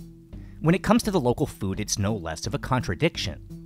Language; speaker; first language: English; native; English